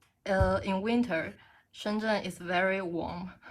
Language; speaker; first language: English; non-native, learner; Chinese